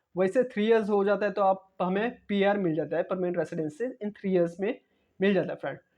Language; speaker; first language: Hindi; non-native, local second language; Marathi